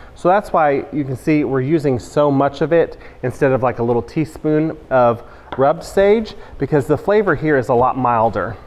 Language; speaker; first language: English; native; English